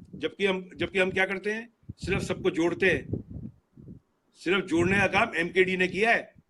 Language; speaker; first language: Hindi; native; Hindi